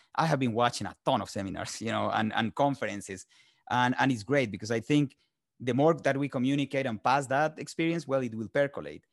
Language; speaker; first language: English; non-native, fluent; Spanish